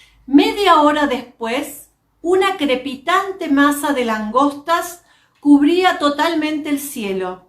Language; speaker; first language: Spanish; native; Spanish